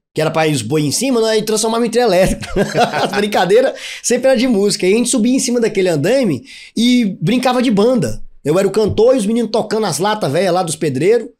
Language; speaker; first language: Portuguese; native; Portuguese